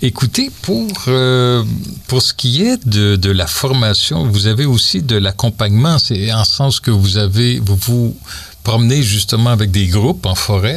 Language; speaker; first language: French; native; French